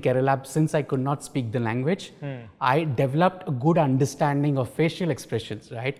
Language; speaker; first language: English; non-native, local second language; Marathi